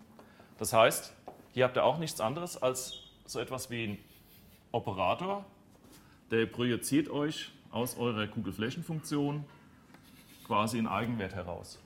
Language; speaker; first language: German; native; German